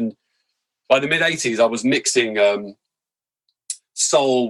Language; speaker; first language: English; native; English